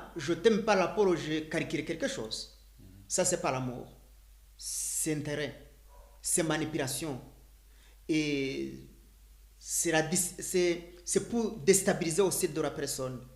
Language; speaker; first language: French; non-native, learner; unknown